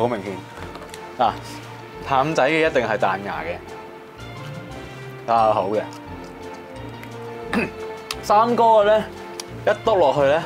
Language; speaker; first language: Chinese; native; Chinese